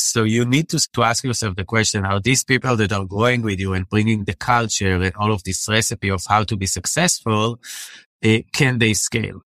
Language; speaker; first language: English; non-native, fluent; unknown